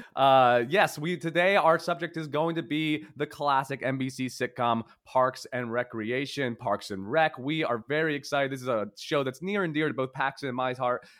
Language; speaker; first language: English; native; English